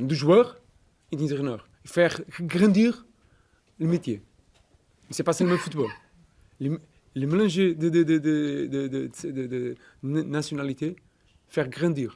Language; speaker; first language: French; non-native, fluent; Portuguese